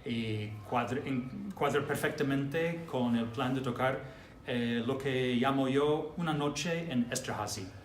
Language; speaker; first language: Spanish; non-native, fluent; English